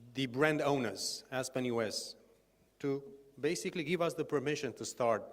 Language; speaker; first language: English; non-native, fluent; Romanian